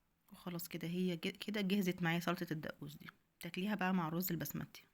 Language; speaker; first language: Arabic; native; Arabic